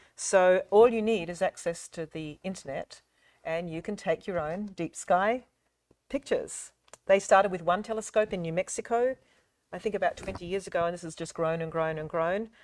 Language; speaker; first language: English; native; English